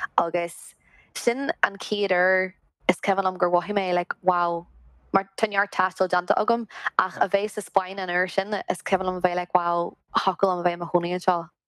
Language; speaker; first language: Irish; non-native, local second language; English